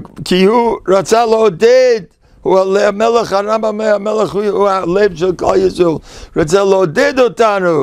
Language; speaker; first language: Hebrew; non-native, fluent; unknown